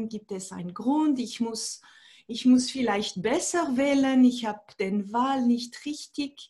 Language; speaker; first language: German; non-native, fluent; French